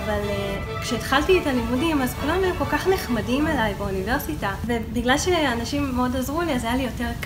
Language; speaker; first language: Hebrew; native; Hebrew